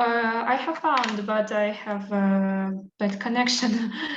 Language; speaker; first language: English; non-native, learner; Russian